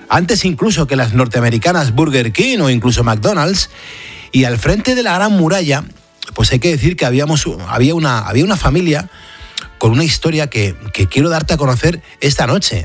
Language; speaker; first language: Spanish; native; Spanish